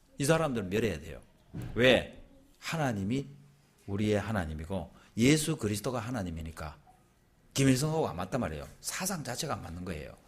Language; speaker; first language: Korean; native; Korean